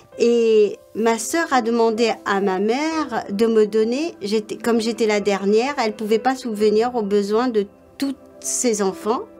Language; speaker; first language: French; non-native, local second language; Morisyen